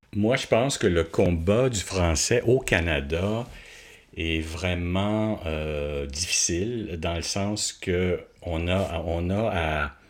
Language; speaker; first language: French; native; French